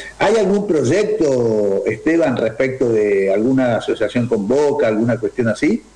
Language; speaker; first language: Spanish; native; Spanish